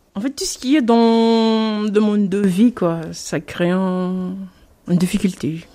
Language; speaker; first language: French; non-native, local second language; Comorian